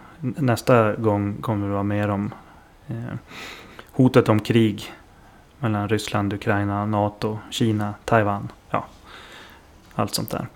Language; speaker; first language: Swedish; native; Swedish